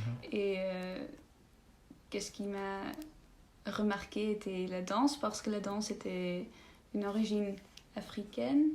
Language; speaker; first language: French; non-native, learner; Dutch